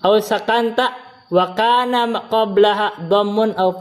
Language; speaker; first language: Arabic; non-native, fluent; Indonesian